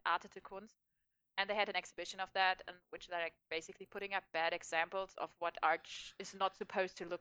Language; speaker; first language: English; non-native, fluent; German